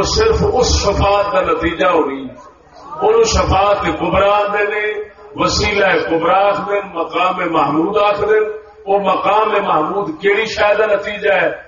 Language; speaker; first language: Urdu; non-native, local second language; Punjabi